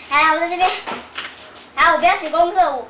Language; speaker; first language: Chinese; early bilingual, heritage; Japanese